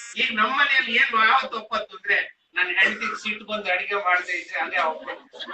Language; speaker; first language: Kannada; non-native, local second language; Telugu